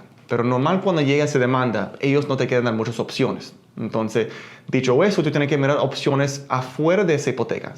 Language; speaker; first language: Spanish; early bilingual, heritage; Spanish